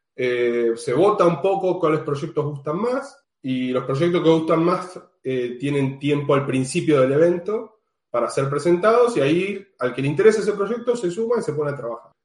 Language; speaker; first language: Spanish; native; Spanish